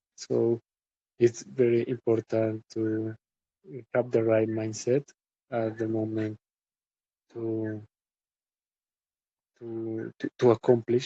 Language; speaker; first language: English; non-native, learner; Spanish